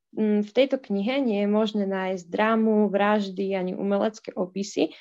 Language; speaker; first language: Slovak; native; Slovak